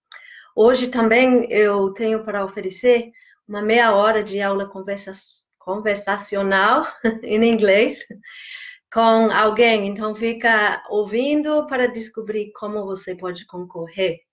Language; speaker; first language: Portuguese; non-native, fluent; English